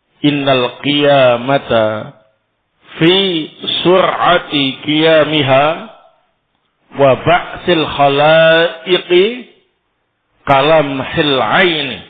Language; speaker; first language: Arabic; non-native, fluent; Indonesian